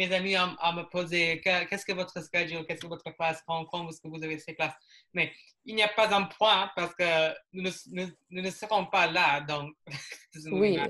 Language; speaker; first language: French; non-native, learner; English